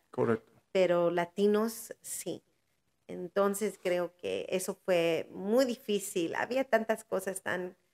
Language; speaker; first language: Spanish; early bilingual, heritage; Spanish